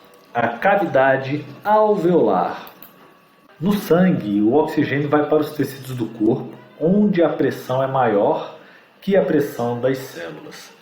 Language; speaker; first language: Portuguese; native; Portuguese